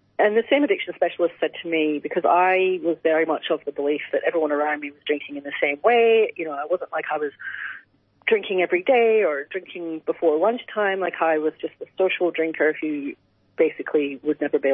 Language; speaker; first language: English; native; English